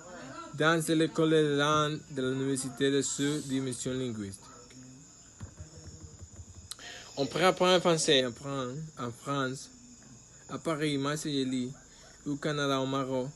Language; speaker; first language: French; non-native, learner; Spanish